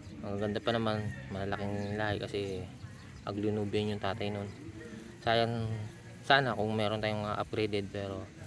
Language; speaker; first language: Filipino; non-native, local second language; Bikol